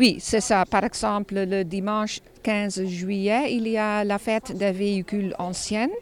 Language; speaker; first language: French; non-native, fluent; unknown